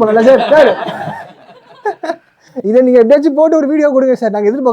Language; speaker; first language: Tamil; native; Tamil